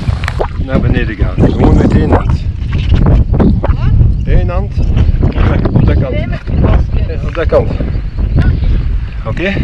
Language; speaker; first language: Dutch; non-native, learner; French